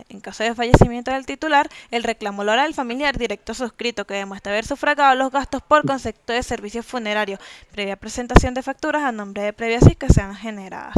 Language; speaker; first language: Spanish; native; Spanish